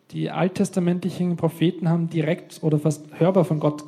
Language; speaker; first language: German; native; German